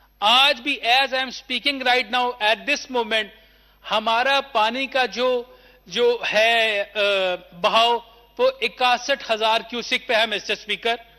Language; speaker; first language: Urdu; non-native, local second language; Punjabi